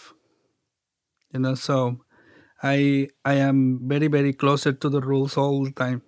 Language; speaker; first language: English; non-native, learner; Spanish